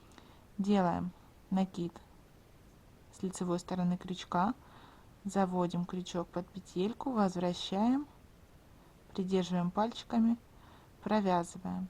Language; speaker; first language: Russian; native; Russian